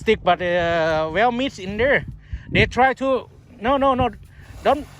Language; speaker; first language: English; non-native, learner; Lao